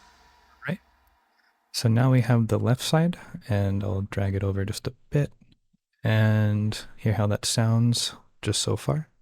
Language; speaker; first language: English; native; English